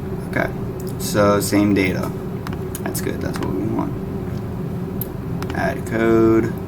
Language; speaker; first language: English; native; English